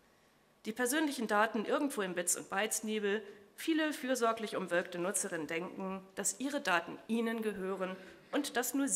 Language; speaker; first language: German; native; German